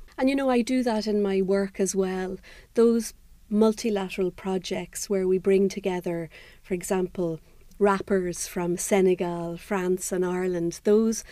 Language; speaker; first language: English; native; English